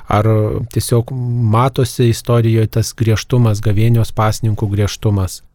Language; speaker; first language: Lithuanian; native; Lithuanian